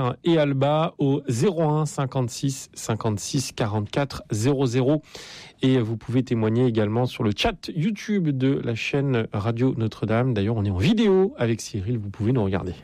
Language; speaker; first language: French; native; French